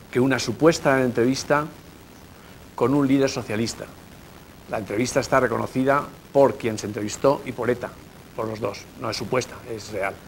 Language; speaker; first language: Spanish; native; Spanish